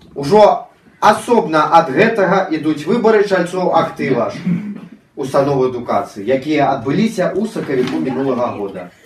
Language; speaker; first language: Belarusian; non-native, local second language; Russian